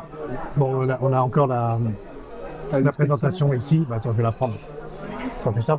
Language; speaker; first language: French; native; French